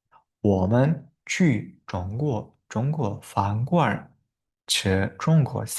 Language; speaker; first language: Chinese; non-native, fluent; Uzbek